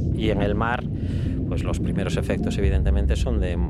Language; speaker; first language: Spanish; native; Spanish